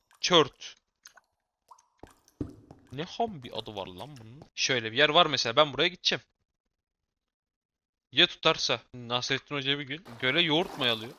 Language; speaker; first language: Turkish; native; Turkish